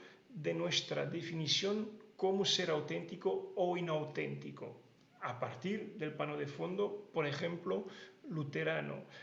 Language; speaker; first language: Spanish; non-native, fluent; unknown